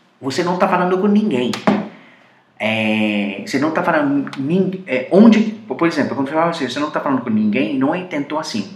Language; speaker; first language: Portuguese; non-native, fluent; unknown